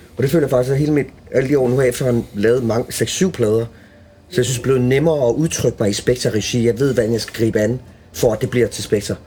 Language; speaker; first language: Danish; early bilingual, other home language; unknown